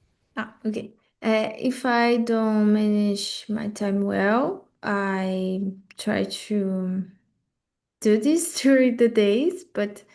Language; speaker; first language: English; non-native, learner; Portuguese